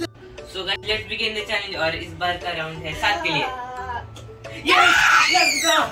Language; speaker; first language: Hindi; native; Hindi